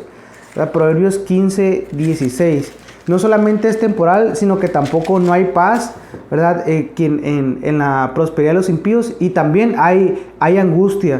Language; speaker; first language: Spanish; native; Spanish